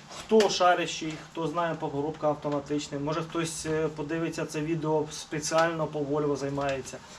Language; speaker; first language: Ukrainian; non-native, local second language; Russian